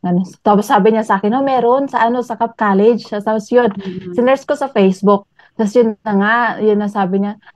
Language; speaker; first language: Filipino; non-native, local second language; Cebuano